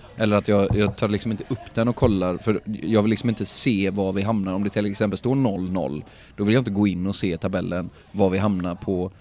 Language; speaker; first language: Swedish; native; Swedish